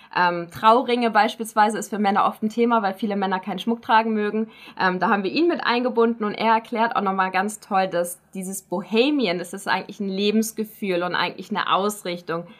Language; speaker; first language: German; native; German